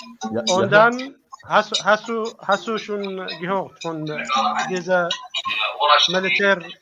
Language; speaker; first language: German; non-native, learner; Arabic